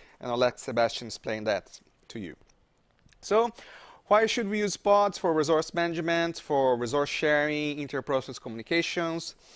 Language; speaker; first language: English; non-native, fluent; Portuguese